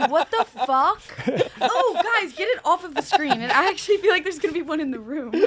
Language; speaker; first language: English; native; English